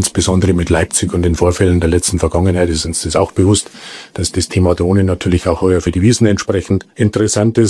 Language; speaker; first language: German; native; German